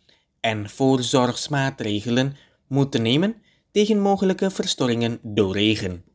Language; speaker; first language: Dutch; non-native, fluent; Indonesian